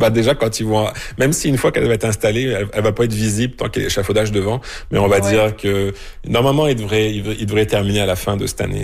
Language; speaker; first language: French; native; French